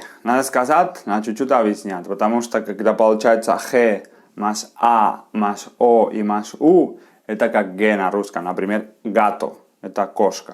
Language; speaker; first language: Russian; non-native, fluent; Spanish